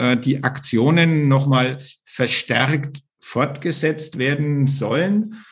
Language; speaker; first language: German; native; German